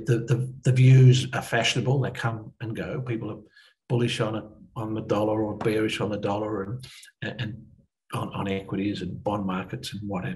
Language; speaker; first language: English; native; English